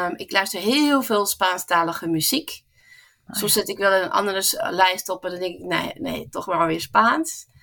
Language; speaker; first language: Dutch; early bilingual, heritage; Dutch